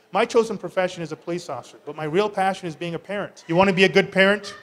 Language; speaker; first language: English; native; English